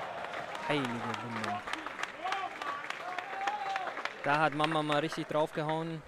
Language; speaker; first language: German; native; German